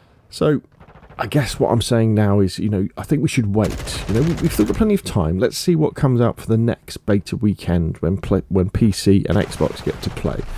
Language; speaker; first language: English; native; English